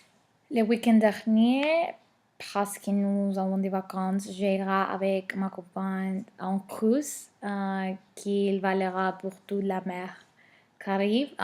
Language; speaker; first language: French; non-native, learner; Spanish